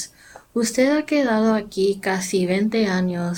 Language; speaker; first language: Spanish; non-native, learner; English